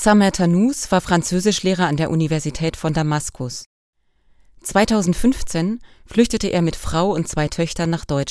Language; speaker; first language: German; native; German